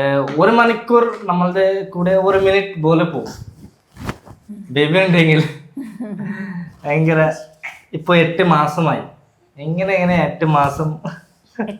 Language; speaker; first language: Malayalam; non-native, learner; Hindi